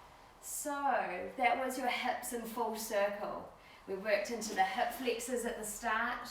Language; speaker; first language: English; native; English